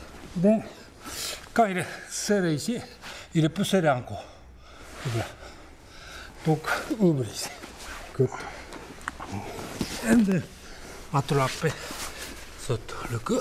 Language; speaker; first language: French; non-native, learner; Japanese